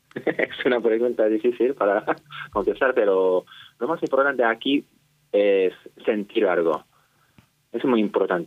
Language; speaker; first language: Spanish; non-native, fluent; Japanese